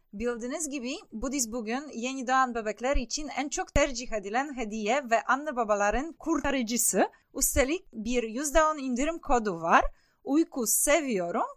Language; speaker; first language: Turkish; non-native, fluent; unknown